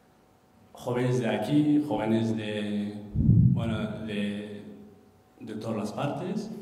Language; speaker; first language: Spanish; non-native, fluent; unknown